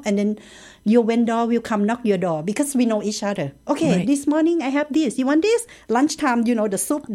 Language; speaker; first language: English; non-native, learner; Thai